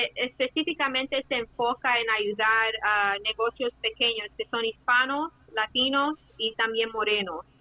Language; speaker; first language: Spanish; early bilingual, heritage; Spanish